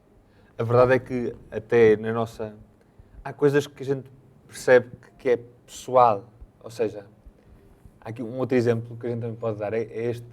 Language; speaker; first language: Portuguese; native; Portuguese